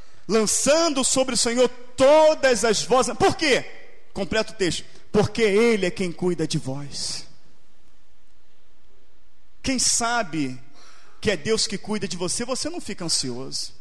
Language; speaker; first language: Portuguese; native; Portuguese